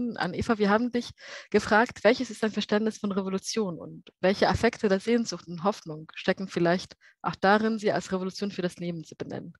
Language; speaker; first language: German; native; German